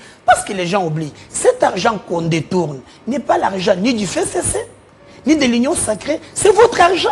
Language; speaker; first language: French; non-native, local second language; Lingala